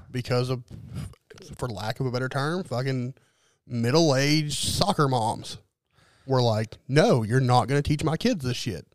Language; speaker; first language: English; native; English